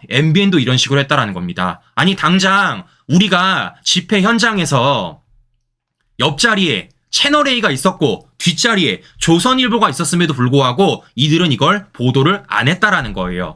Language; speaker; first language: Korean; native; Korean